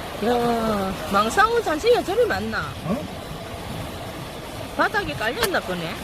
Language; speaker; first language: Korean; native; Korean